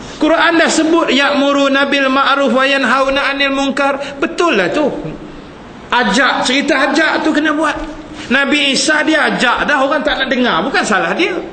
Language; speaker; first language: Malay; native; Malay